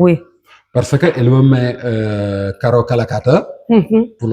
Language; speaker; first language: French; non-native, local second language; Wolof